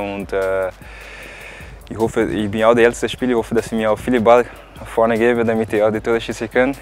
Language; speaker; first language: German; non-native, fluent; Portuguese